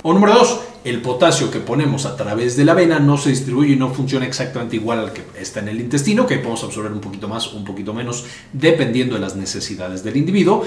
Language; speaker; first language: Spanish; native; Spanish